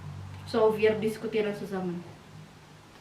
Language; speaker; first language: German; non-native, learner; Indonesian